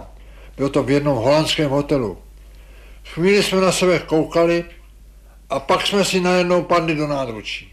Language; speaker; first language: Czech; native; Czech